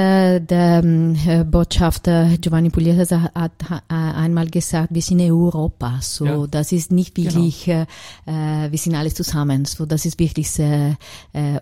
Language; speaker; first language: German; non-native, learner; Italian